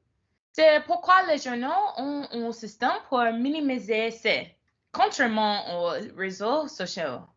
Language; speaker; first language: French; non-native, learner; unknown